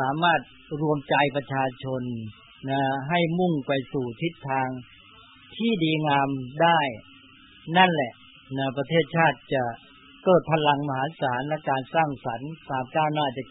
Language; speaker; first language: Thai; native; Thai